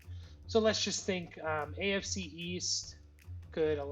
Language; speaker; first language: English; native; English